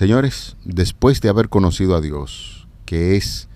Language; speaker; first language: Spanish; native; Spanish